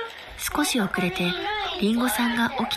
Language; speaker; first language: Japanese; native; Japanese